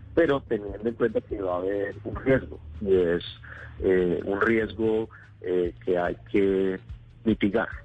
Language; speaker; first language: Spanish; native; Spanish